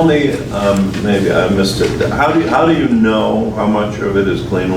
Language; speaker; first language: English; native; English